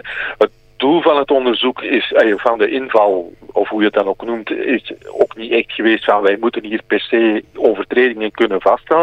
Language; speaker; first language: Dutch; native; Dutch